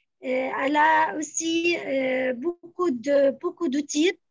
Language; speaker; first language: French; non-native, fluent; Arabic